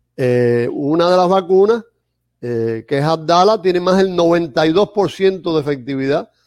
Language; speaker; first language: Spanish; native; Spanish